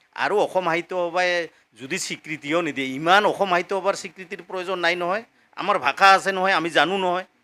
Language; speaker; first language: Assamese; non-native, local second language; Rangpuri